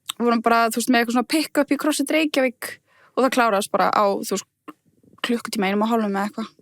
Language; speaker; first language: Icelandic; native; Icelandic